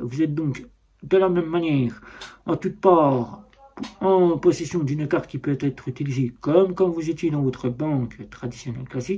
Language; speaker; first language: French; native; French